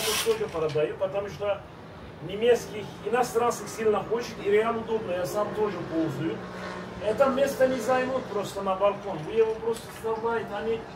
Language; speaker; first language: Russian; non-native, learner; Turkish